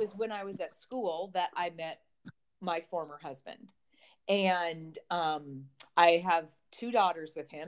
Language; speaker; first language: English; native; English